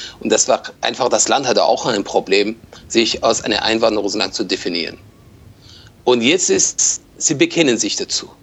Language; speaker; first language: German; non-native, fluent; Persian